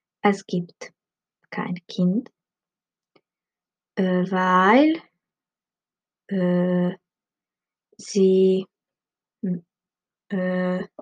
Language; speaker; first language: German; non-native, learner; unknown